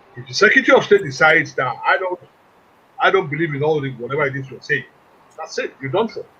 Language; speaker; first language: English; non-native, local second language; Yoruba